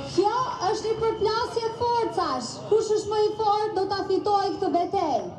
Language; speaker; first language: Albanian; native; Albanian